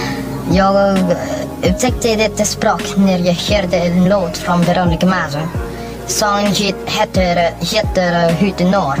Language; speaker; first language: Swedish; non-native, learner; Filipino